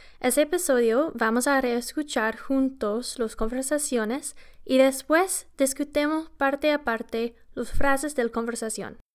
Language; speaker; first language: Spanish; non-native, learner; English